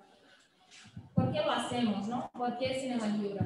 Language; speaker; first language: Spanish; non-native, fluent; Portuguese